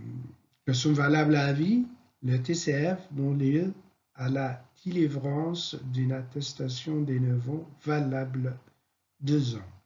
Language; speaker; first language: French; non-native, fluent; Arabic